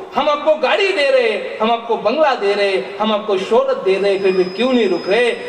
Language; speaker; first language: Hindi; non-native, local second language; Marathi